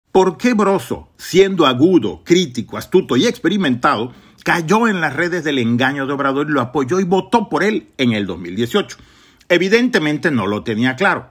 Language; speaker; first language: Spanish; native; Spanish